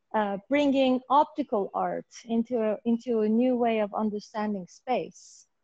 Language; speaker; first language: English; native; English